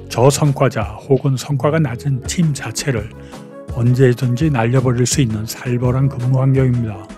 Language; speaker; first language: Korean; native; Korean